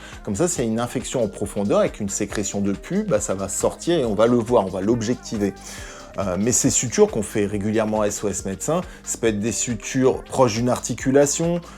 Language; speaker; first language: French; native; French